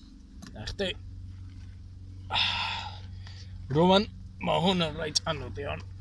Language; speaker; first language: Welsh; non-native, learner; English